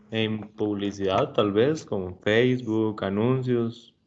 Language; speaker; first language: Spanish; native; Spanish